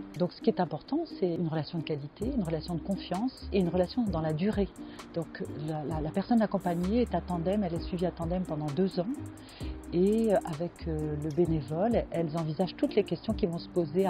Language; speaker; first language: French; native; French